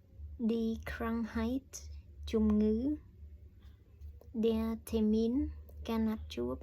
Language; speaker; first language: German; non-native, learner; Khmer